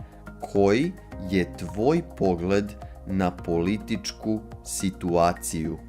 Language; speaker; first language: Serbian; native; Serbian